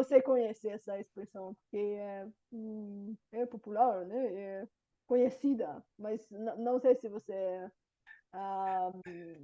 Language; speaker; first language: Portuguese; non-native, fluent; Bulgarian